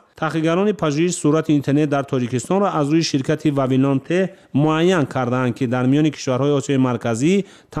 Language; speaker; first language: Tajik; native; Tajik